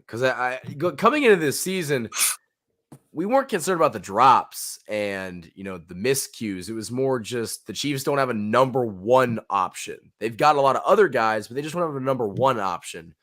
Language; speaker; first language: English; native; English